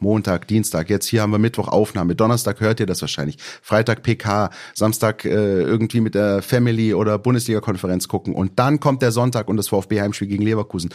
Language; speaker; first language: German; native; German